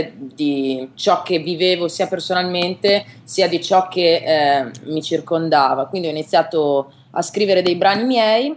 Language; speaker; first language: Italian; native; Italian